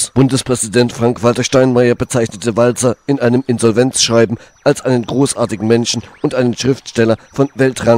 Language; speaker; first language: German; native; German